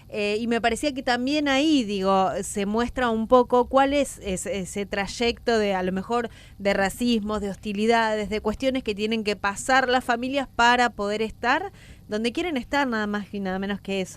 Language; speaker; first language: Spanish; native; Spanish